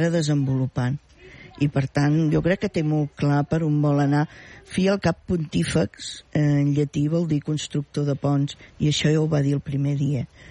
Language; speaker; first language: Catalan; native; Catalan